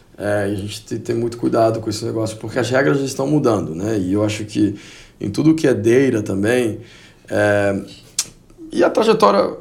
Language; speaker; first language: Portuguese; non-native, fluent; Spanish